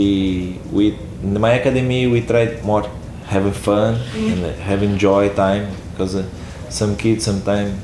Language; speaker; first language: English; non-native, learner; Portuguese